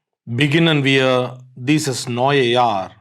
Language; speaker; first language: German; non-native, fluent; Tamil